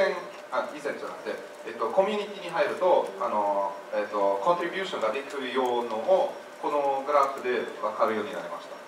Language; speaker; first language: Japanese; non-native, fluent; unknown